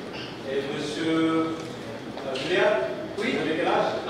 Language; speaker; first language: French; non-native, fluent; Indonesian